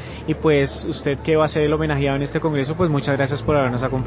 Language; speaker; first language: Spanish; native; Spanish